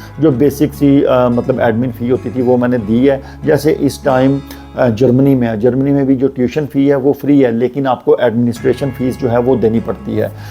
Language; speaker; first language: Urdu; non-native, local second language; Punjabi